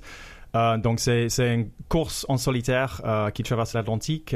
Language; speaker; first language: French; non-native, fluent; English